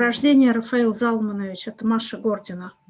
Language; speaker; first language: Russian; native; Russian